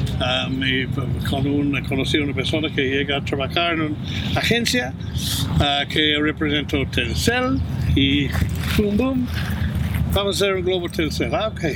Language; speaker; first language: Spanish; non-native, fluent; English